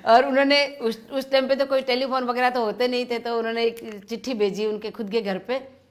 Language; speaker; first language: Hindi; native; Hindi